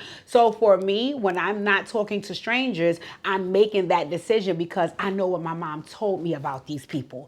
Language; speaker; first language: English; native; English